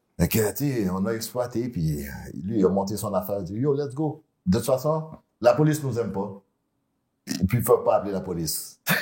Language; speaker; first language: French; early bilingual, other home language; Haitian Creole